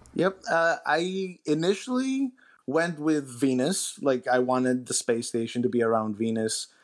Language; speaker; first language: English; non-native, fluent; Greek